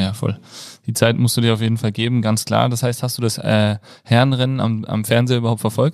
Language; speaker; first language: German; native; German